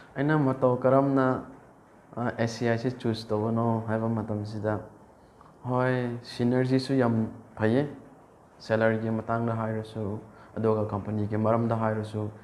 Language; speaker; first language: Manipuri; non-native, local second language; Rongmei Naga